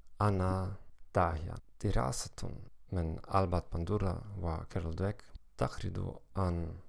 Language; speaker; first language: Arabic; non-native, learner; German